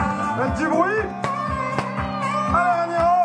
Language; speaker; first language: French; native; French